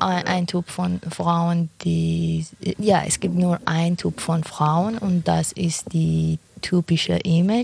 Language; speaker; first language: German; non-native, fluent; Persian